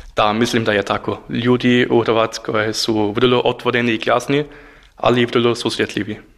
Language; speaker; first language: Croatian; non-native, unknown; German